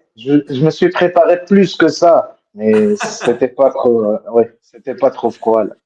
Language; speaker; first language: French; non-native, local second language; Arabic